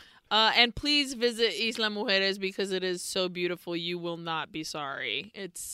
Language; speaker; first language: English; early bilingual, other home language; Spanish